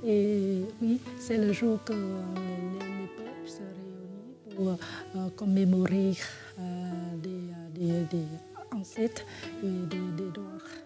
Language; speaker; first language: French; non-native, fluent; Vietnamese